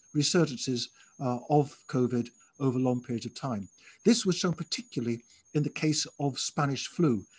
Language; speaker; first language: English; native; English